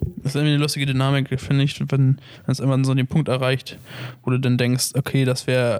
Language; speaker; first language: German; native; German